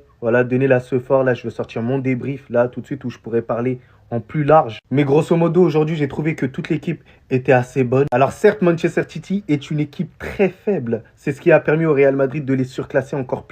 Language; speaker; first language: French; native; French